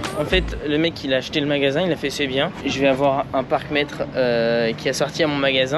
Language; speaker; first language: French; native; French